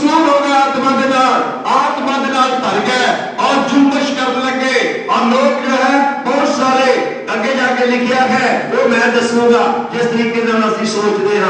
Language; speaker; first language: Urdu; non-native, local second language; Punjabi